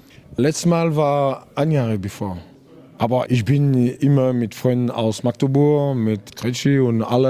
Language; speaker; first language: German; non-native, learner; French